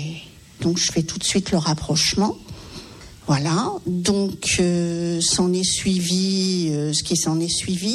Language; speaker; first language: French; native; French